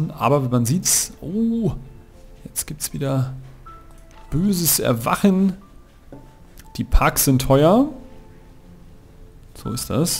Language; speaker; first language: German; native; German